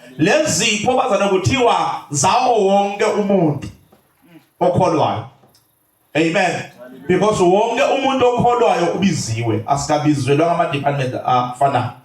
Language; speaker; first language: Zulu; native; Zulu